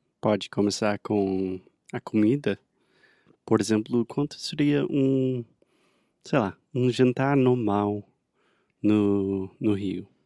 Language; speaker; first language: Portuguese; non-native, fluent; English